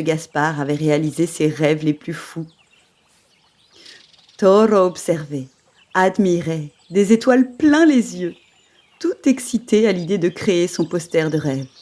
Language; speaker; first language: French; native; French